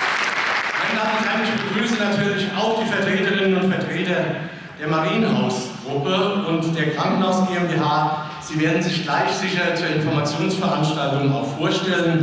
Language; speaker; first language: German; native; German